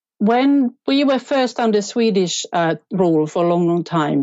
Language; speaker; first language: English; non-native, fluent; Finnish